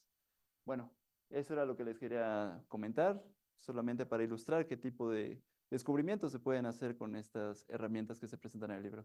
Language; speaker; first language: Spanish; native; Spanish